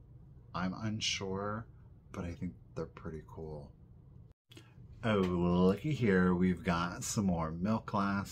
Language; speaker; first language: English; native; English